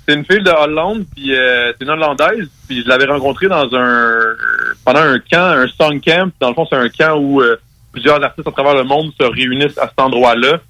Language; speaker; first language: French; native; French